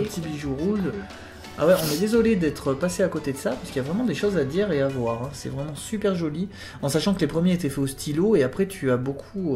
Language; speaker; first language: French; native; French